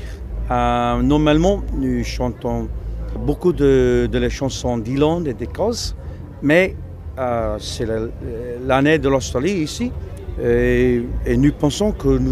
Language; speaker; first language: French; non-native, learner; English